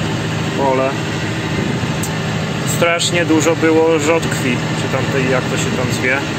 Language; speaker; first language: Polish; native; Polish